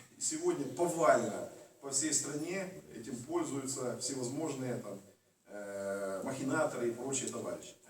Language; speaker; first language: Russian; native; Russian